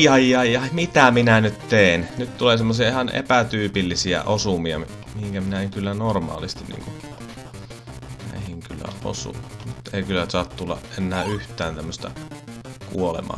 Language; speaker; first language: Finnish; native; Finnish